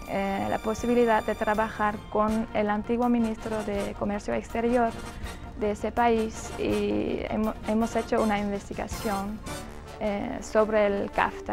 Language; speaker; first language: Spanish; non-native, fluent; Dutch